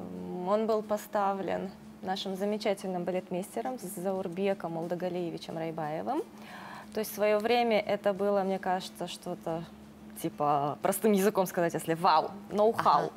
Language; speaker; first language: Russian; native; Russian